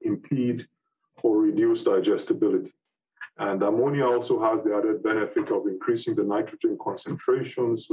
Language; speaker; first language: English; non-native, local second language; Yoruba